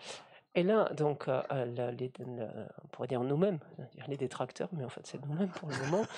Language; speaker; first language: French; native; French